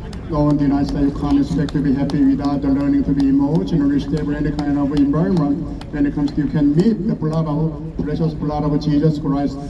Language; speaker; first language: English; non-native, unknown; Korean